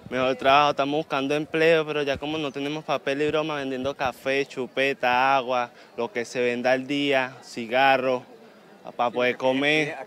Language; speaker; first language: Spanish; native; Spanish